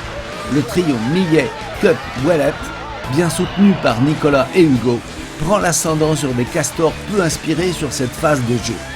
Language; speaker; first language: French; native; French